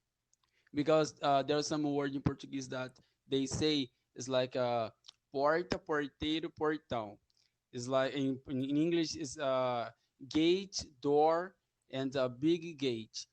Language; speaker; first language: English; non-native, learner; Portuguese